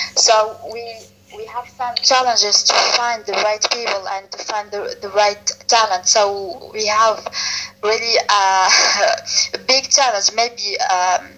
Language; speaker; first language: English; non-native, fluent; Arabic